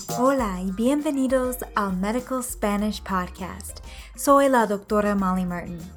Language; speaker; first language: Spanish; non-native, fluent; English